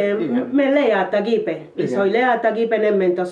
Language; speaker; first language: Hungarian; non-native, learner; Spanish